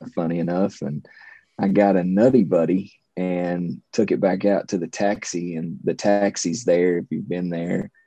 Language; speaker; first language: English; native; English